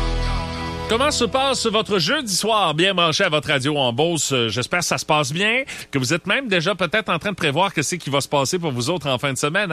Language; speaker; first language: French; native; French